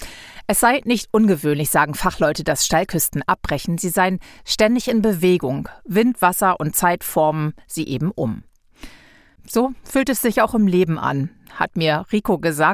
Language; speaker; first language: German; native; German